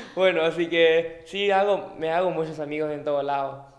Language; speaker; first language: Spanish; non-native, fluent; Thai